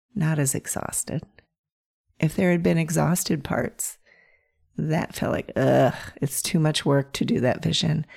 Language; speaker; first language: English; native; English